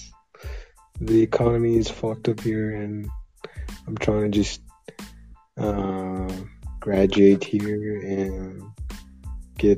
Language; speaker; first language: English; non-native, learner; Persian